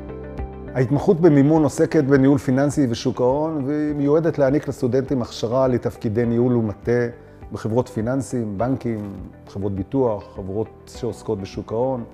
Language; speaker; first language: Hebrew; native; Hebrew